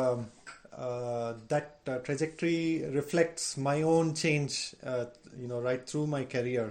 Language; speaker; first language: English; non-native, local second language; Tamil